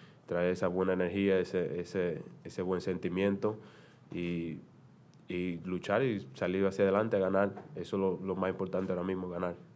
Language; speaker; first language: Spanish; native; Spanish